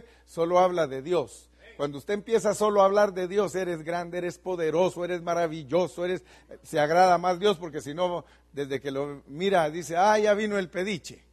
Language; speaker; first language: Spanish; native; Spanish